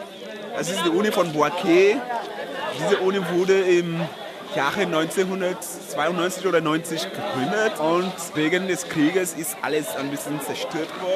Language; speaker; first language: German; non-native, fluent; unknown